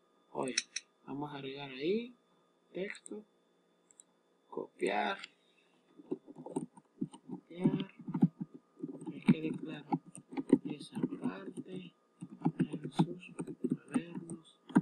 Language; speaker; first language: Spanish; native; Spanish